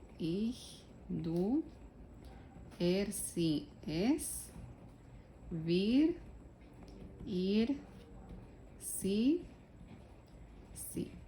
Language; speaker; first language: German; non-native, fluent; Spanish